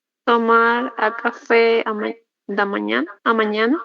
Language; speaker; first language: Portuguese; non-native, learner; Spanish